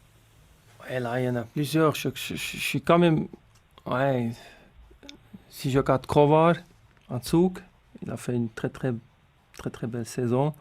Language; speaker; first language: French; non-native, local second language; Swiss German